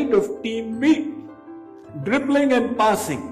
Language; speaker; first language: English; non-native, local second language; Hindi